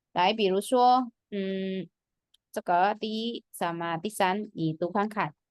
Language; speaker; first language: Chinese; non-native, fluent; Indonesian